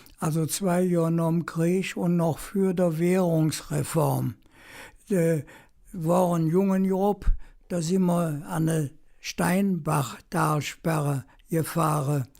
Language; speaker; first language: German; native; German